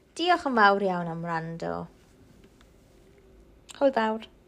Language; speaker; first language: Welsh; non-native, local second language; English